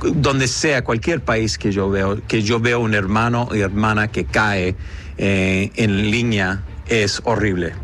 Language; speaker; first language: Spanish; early bilingual, heritage; Spanish